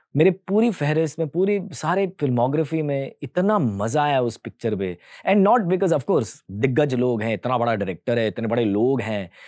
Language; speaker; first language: Hindi; early bilingual, heritage; Hindi